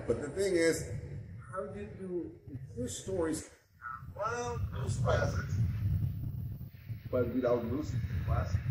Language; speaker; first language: English; non-native, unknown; Spanish